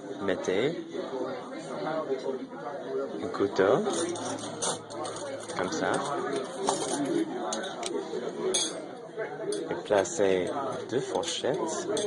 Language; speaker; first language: French; non-native, learner; English